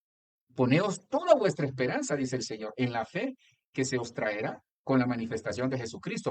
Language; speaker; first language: Spanish; native; Spanish